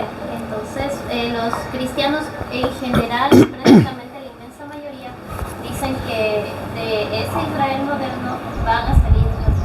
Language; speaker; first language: Spanish; native; Spanish